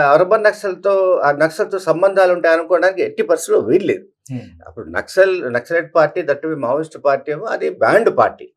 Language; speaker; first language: Telugu; native; Telugu